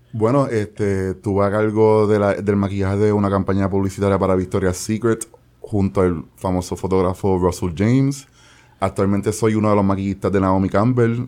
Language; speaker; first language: Spanish; native; Spanish